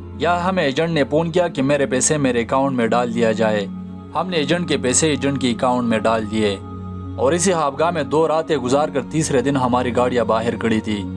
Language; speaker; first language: Urdu; non-native, local second language; Pashto